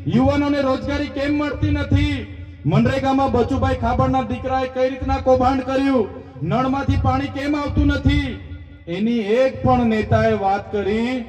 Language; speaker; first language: Gujarati; non-native, local second language; Vasavi